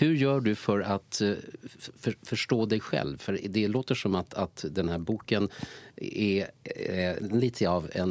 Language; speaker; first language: Swedish; native; Swedish